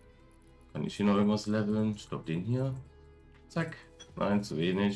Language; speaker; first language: German; native; German